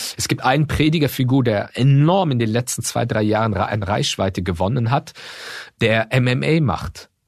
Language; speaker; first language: German; early bilingual, other home language; Turkish